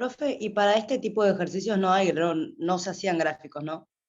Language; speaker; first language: Spanish; native; Spanish